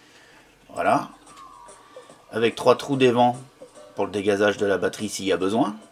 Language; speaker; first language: French; native; French